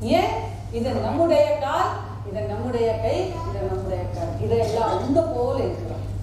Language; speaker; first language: Tamil; non-native, fluent; Marathi